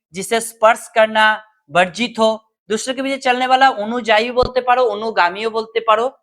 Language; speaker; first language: Hindi; non-native, local second language; Bangla